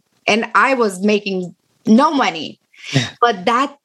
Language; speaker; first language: English; non-native, fluent; Romanian